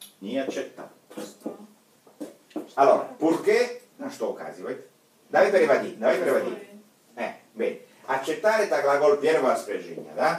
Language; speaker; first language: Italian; non-native, fluent; Russian